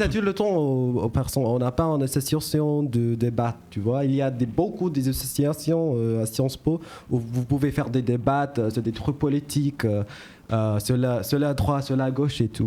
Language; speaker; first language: French; non-native, learner; English